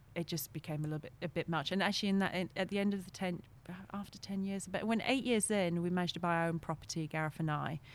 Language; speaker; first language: English; non-native, fluent; French